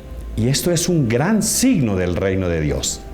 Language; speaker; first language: Spanish; native; Spanish